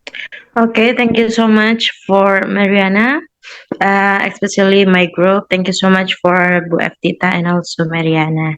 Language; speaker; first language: English; non-native, learner; Indonesian